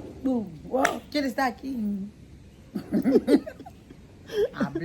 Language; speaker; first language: Spanish; non-native, learner; Filipino